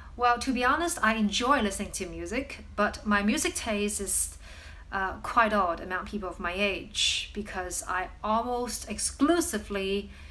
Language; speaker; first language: English; non-native, fluent; Chinese